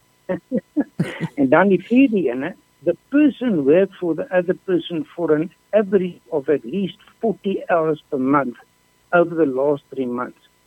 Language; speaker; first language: English; non-native, local second language; Afrikaans